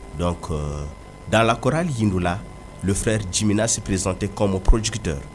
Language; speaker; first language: French; non-native, local second language; Kongo